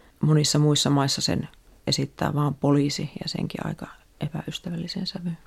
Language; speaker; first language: Finnish; native; Finnish